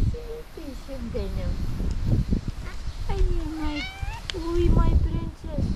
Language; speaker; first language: English; non-native, learner; Turkish